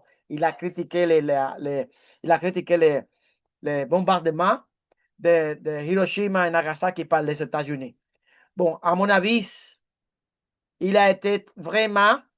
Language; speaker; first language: French; non-native, learner; Spanish